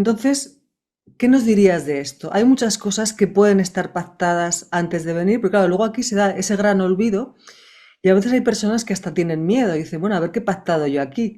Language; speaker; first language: Spanish; native; Spanish